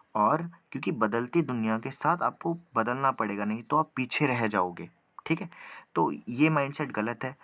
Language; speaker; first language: Hindi; native; Hindi